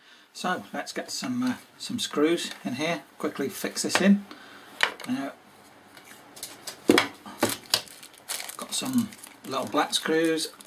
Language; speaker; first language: English; native; English